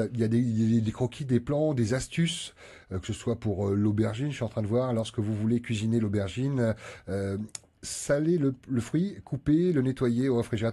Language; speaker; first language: French; native; French